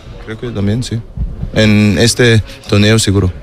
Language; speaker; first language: Spanish; non-native, learner; German